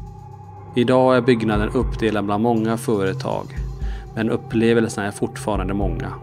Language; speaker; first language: Swedish; native; Swedish